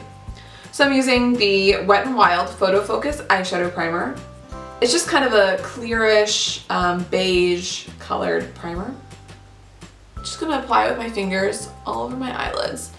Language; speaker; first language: English; native; English